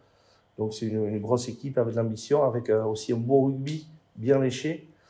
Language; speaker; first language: French; native; French